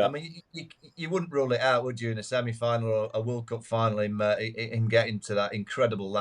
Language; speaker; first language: English; native; English